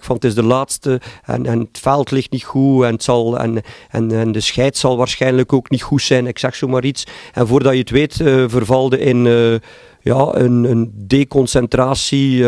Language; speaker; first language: Dutch; native; Dutch